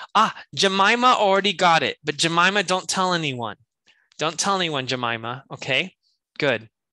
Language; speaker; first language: English; native; English